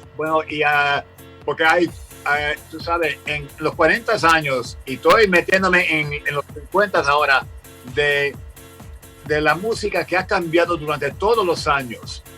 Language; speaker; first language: Spanish; early bilingual, heritage; Spanish